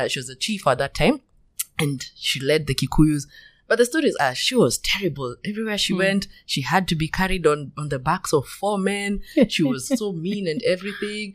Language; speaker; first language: English; non-native, local second language; Kikuyu